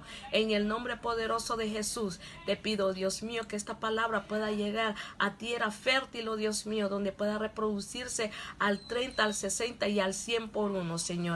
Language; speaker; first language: Spanish; non-native, local second language; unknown